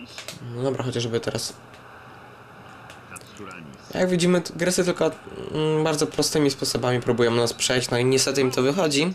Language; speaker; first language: Polish; native; Polish